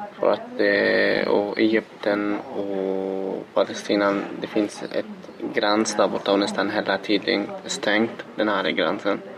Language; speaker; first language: Swedish; non-native, learner; Arabic